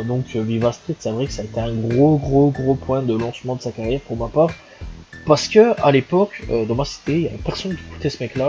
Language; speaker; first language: French; native; French